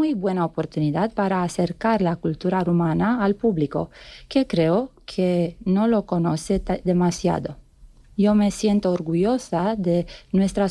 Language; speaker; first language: Spanish; non-native, fluent; Romanian